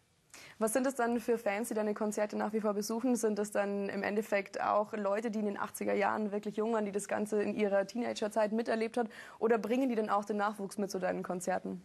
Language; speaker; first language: German; native; German